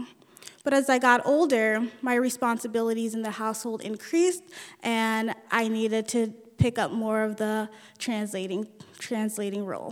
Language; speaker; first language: English; early bilingual, other home language; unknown